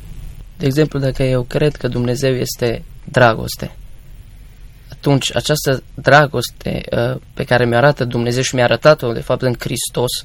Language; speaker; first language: Romanian; native; Romanian